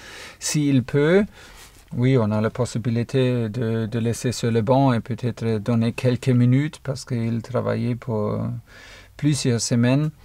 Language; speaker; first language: French; non-native, fluent; German